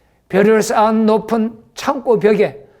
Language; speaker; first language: Korean; native; Korean